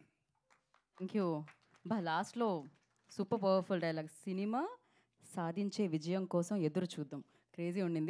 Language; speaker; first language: Telugu; native; Telugu